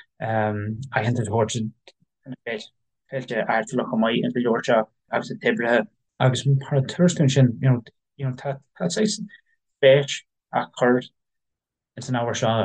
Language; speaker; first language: Irish; non-native, local second language; English